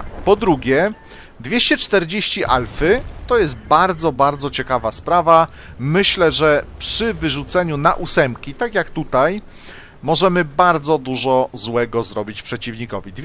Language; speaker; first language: Polish; native; Polish